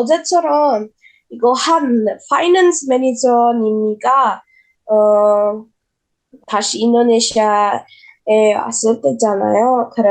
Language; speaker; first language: Korean; non-native, learner; Indonesian